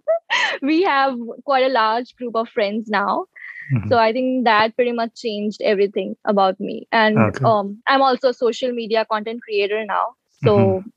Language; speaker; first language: English; non-native, local second language; Gujarati